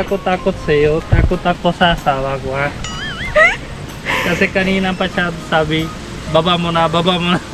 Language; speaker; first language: Filipino; non-native, learner; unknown